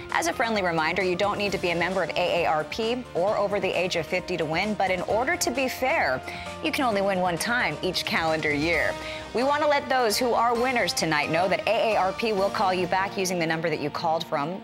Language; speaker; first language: English; native; English